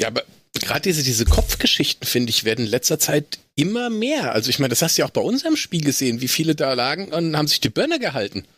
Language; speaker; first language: German; native; German